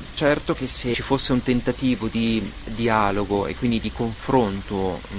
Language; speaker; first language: Italian; native; Italian